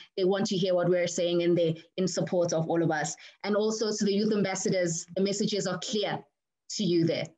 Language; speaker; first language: English; non-native, local second language; Zulu